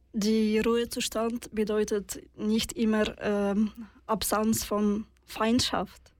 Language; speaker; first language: German; non-native, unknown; Russian